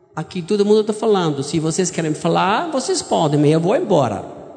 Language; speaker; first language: Portuguese; non-native, learner; German